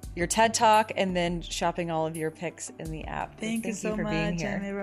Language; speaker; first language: English; non-native, fluent; Portuguese